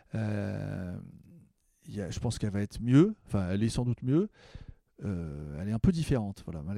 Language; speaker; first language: French; native; French